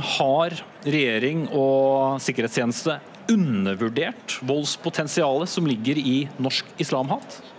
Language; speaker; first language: Norwegian; native; Norwegian